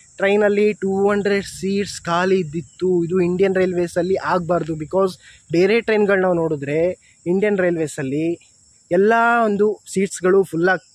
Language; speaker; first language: Kannada; native; Kannada